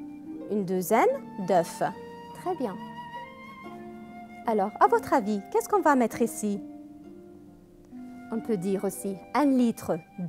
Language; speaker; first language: French; non-native, fluent; Arabic